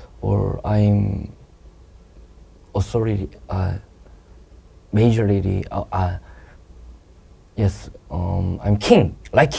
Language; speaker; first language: English; non-native, learner; Korean